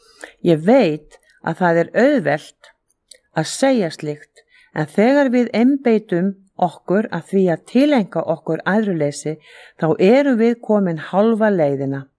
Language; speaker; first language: Icelandic; native; Icelandic